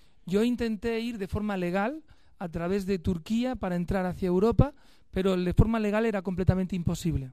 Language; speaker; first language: Spanish; native; Spanish